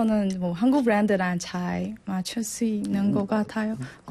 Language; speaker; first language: Korean; non-native, learner; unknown